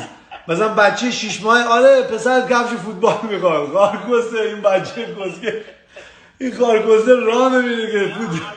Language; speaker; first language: Persian; native; Persian